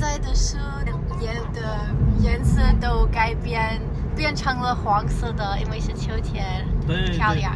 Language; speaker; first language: Chinese; non-native, fluent; English